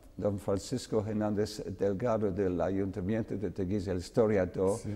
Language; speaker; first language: Spanish; non-native, learner; English